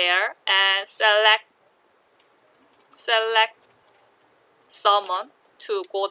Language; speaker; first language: English; non-native, learner; Korean